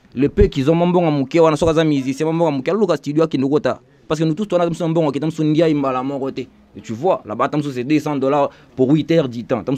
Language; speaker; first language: French; non-native, local second language; Lingala